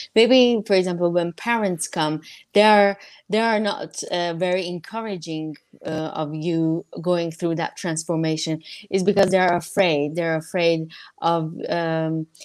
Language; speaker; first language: English; non-native, fluent; Persian